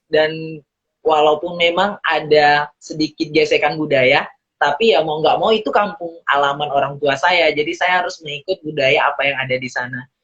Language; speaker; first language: Indonesian; early bilingual, heritage; Indonesian